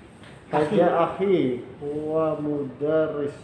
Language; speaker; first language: Arabic; non-native, learner; Indonesian